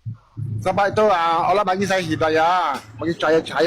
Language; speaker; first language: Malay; non-native, local second language; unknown